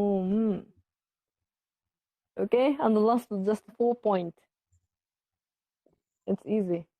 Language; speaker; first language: English; non-native, learner; Japanese